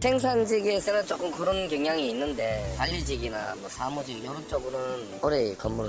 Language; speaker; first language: Korean; native; Korean